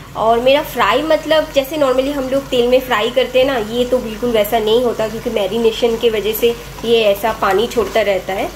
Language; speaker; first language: Hindi; non-native, local second language; Bangla